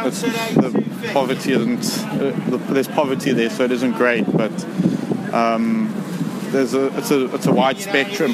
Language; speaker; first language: English; native; English